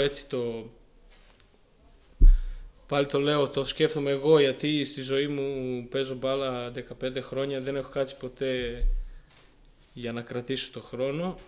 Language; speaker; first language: Greek; non-native, fluent; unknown